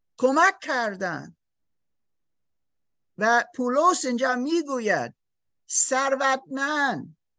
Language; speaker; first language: Persian; non-native, learner; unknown